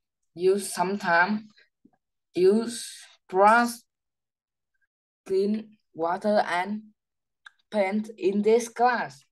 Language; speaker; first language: English; non-native, learner; Vietnamese